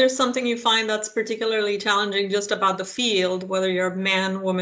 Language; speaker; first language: English; non-native, local second language; Hindi